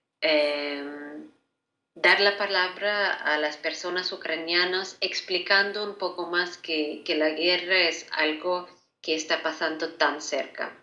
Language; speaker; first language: Spanish; non-native, fluent; Ukrainian